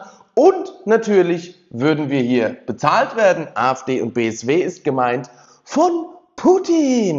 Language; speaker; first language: German; native; German